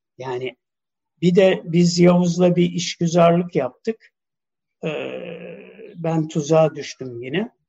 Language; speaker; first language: Turkish; early bilingual, heritage; Turkish